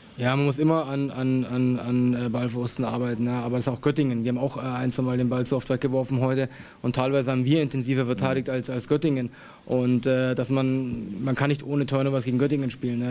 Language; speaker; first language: German; native; German